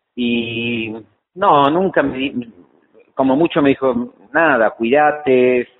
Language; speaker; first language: Spanish; native; Spanish